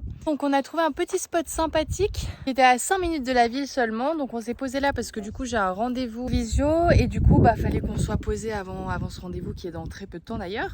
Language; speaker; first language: French; native; French